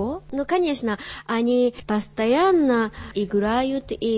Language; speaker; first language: Russian; non-native, learner; Japanese